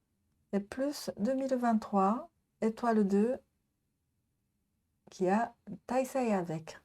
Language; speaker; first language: French; non-native, learner; Japanese